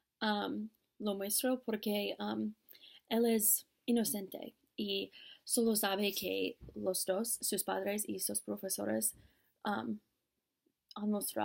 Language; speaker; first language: Spanish; non-native, learner; English